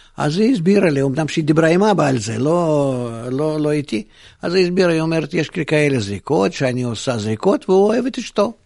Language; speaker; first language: Hebrew; non-native, fluent; Russian